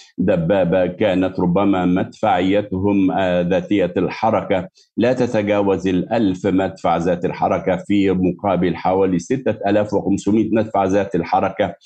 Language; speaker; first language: Arabic; native; Arabic